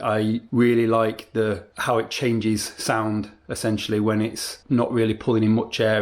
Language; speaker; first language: English; native; English